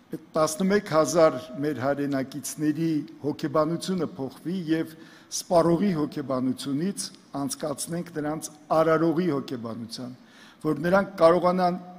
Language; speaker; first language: Armenian; native; Armenian